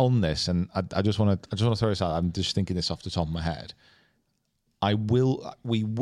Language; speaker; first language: English; native; English